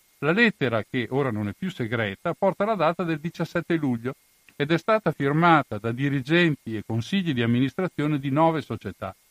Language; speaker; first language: Italian; native; Italian